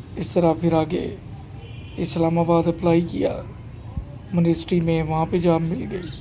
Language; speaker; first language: Urdu; non-native, local second language; Punjabi